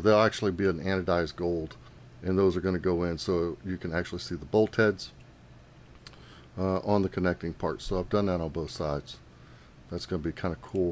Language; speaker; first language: English; native; English